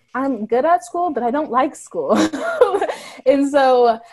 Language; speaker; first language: English; native; English